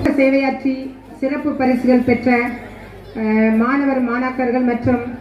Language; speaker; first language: Tamil; native; Tamil